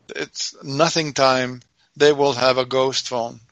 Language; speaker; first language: English; non-native, fluent; Spanish